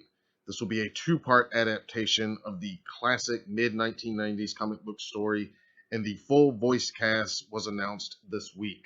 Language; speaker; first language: English; native; English